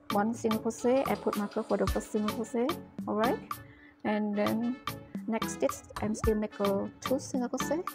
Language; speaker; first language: English; non-native, learner; Indonesian